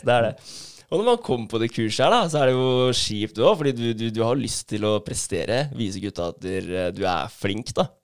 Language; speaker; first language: Norwegian; native; Norwegian